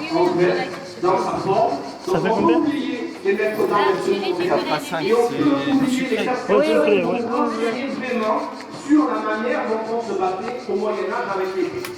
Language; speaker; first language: French; native; French